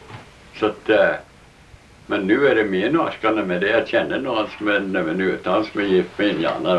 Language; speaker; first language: Norwegian; early bilingual, heritage; Norwegian